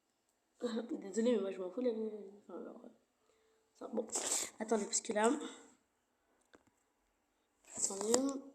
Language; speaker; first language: French; native; French